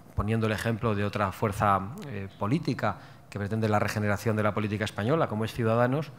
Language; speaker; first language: Spanish; native; Spanish